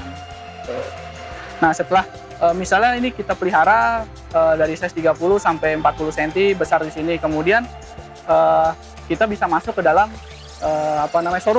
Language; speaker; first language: Indonesian; native; Indonesian